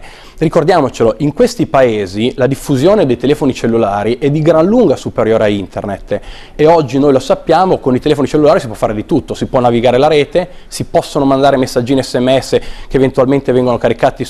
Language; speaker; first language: Italian; native; Italian